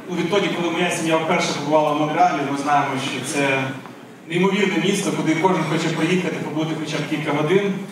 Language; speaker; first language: Ukrainian; native; Ukrainian